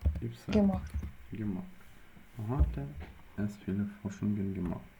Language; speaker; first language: German; non-native, fluent; Ukrainian